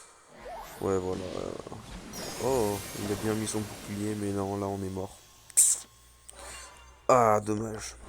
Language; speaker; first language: French; native; French